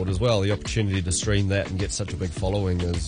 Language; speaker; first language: English; native; English